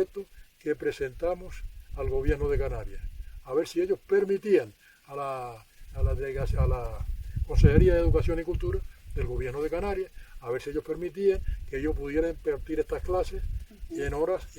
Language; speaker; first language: Spanish; native; Spanish